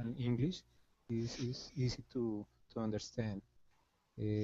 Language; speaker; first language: English; non-native, learner; Spanish